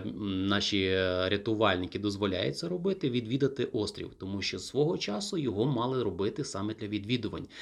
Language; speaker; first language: Ukrainian; native; Ukrainian